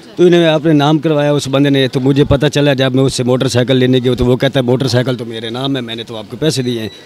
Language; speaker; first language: Urdu; non-native, local second language; Punjabi